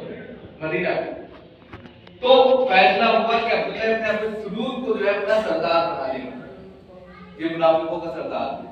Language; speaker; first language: Urdu; native; Urdu